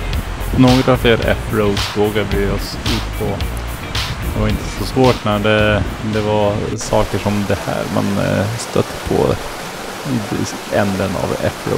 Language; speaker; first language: Swedish; native; Swedish